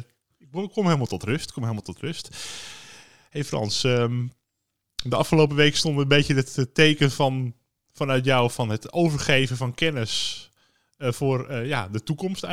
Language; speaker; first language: Dutch; native; Dutch